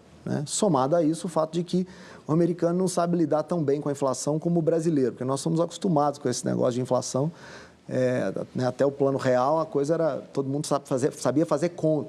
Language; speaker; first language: Portuguese; native; Portuguese